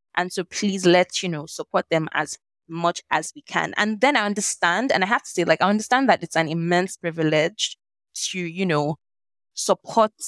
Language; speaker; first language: English; non-native, local second language; Yoruba